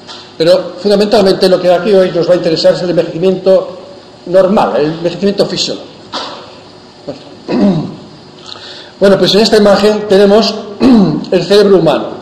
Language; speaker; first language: Spanish; native; Spanish